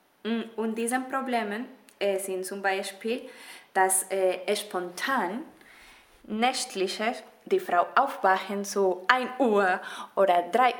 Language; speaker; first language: German; non-native, fluent; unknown